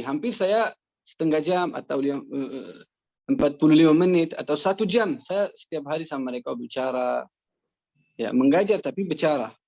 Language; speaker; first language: Indonesian; non-native, learner; Persian